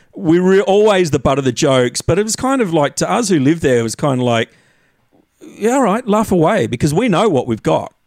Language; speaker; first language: English; native; English